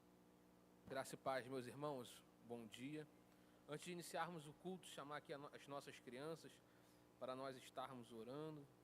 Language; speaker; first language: Portuguese; native; Portuguese